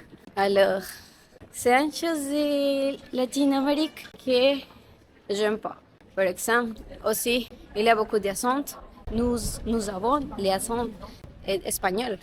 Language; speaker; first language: French; non-native, learner; Spanish